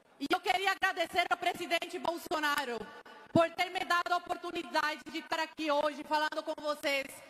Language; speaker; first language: Portuguese; early bilingual, other home language; Spanish